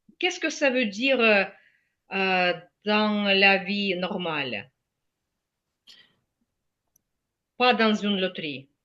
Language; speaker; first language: French; non-native, fluent; Ukrainian